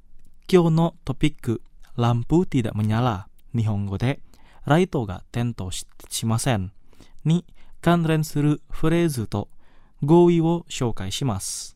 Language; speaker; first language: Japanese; non-native, fluent; Indonesian